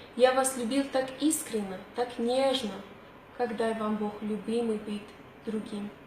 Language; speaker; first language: Russian; non-native, learner; Arabic